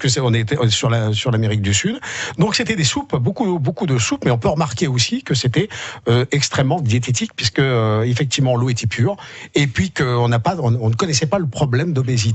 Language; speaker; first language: French; native; French